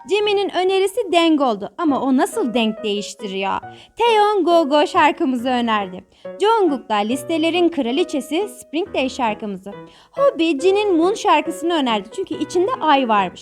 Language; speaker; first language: Turkish; native; Turkish